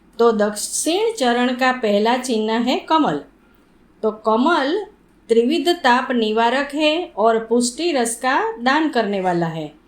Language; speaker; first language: Hindi; non-native, local second language; Gujarati